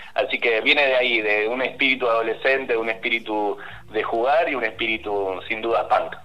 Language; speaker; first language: Spanish; native; Spanish